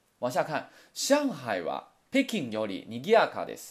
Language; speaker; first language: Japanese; non-native, fluent; Chinese